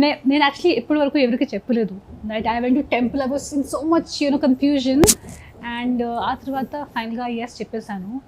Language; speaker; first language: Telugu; non-native, local second language; Hindi